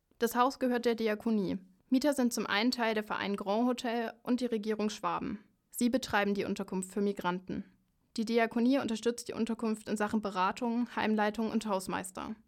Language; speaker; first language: German; native; German